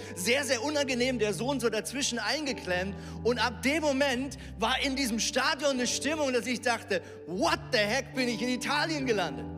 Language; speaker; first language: German; native; German